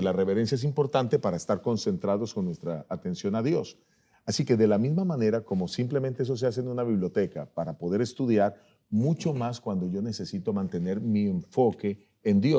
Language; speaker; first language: Spanish; native; Spanish